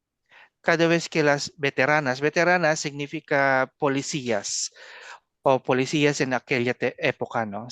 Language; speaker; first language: Spanish; non-native, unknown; Filipino